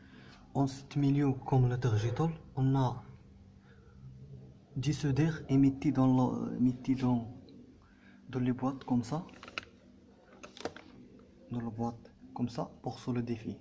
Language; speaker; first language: French; non-native, learner; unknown